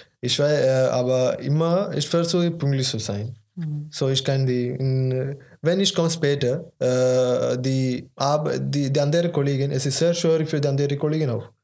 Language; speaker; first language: German; non-native, learner; Malayalam